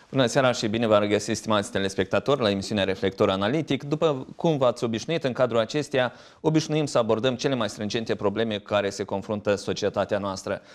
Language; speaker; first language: Romanian; native; Romanian